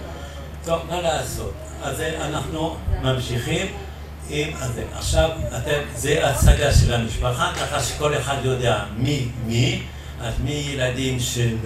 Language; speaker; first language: Hebrew; non-native, fluent; French